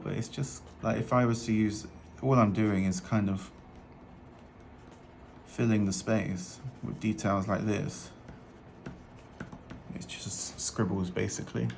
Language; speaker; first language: English; native; English